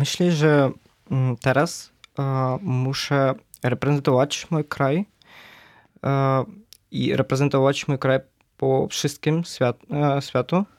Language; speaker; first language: Polish; non-native, learner; Ukrainian